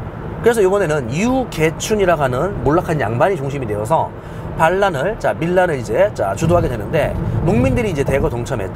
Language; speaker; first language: Korean; native; Korean